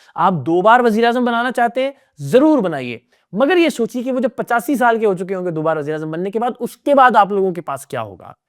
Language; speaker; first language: Urdu; native; Urdu